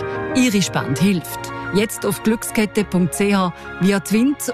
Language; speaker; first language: German; native; German